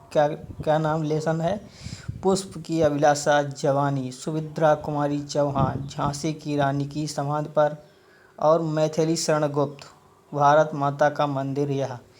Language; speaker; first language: Hindi; native; Hindi